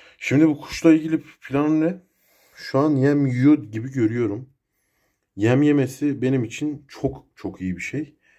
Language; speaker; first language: Turkish; native; Turkish